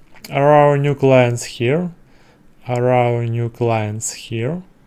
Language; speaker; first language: English; non-native, learner; Russian